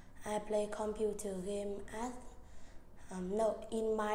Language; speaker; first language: English; non-native, learner; Vietnamese